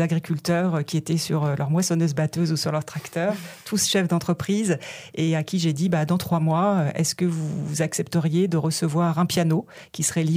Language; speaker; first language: French; native; French